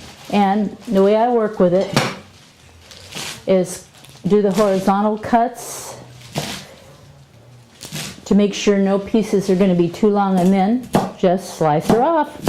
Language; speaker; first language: English; native; English